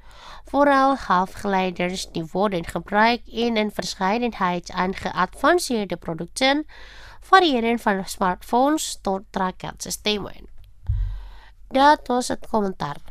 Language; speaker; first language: Dutch; non-native, fluent; Indonesian